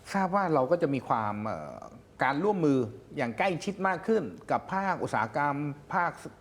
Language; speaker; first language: Thai; native; Thai